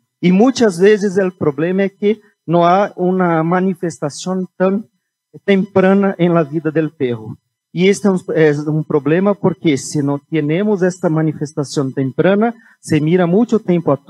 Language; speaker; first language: Spanish; non-native, fluent; Portuguese